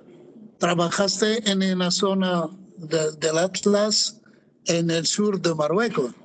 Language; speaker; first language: Spanish; non-native, fluent; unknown